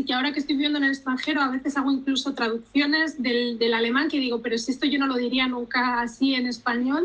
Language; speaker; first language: Spanish; native; Spanish